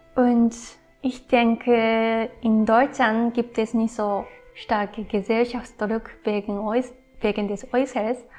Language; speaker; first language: German; non-native, fluent; Japanese